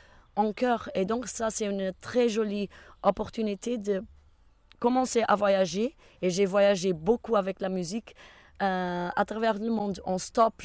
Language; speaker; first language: French; non-native, fluent; Portuguese